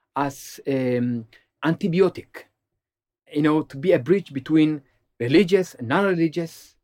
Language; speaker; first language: English; non-native, learner; Amharic